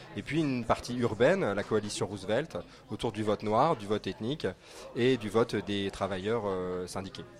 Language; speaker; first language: French; native; French